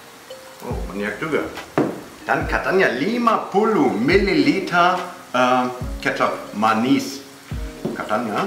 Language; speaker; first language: Indonesian; non-native, fluent; German